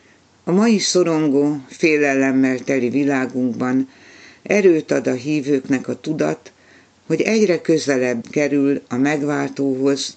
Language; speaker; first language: Hungarian; native; Hungarian